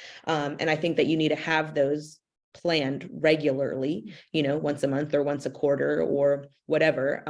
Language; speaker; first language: English; native; English